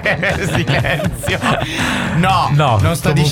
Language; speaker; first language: Italian; native; Italian